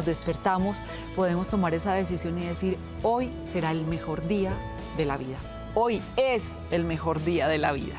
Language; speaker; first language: Spanish; native; Spanish